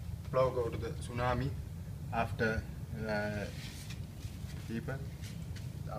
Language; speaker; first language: English; non-native, learner; Sinhala